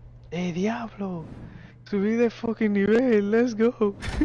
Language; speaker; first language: Spanish; native; Spanish